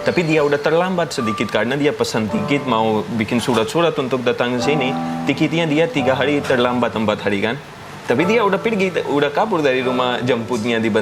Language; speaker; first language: Indonesian; non-native, fluent; Hindi